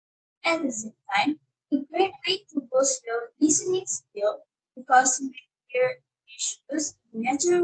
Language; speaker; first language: English; non-native, learner; Malay